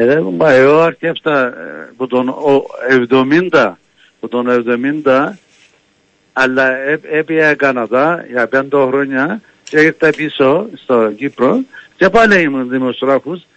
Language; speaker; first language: Greek; non-native, local second language; Turkish